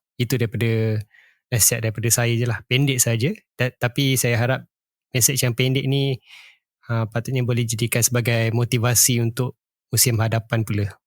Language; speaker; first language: Malay; native; Malay